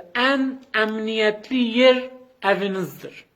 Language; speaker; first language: Turkish; non-native, fluent; Persian